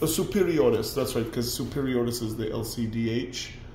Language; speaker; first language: English; native; English